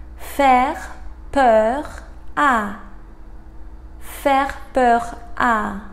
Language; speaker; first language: French; non-native, fluent; Spanish